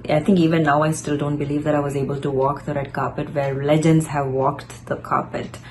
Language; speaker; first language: English; non-native, local second language; Malayalam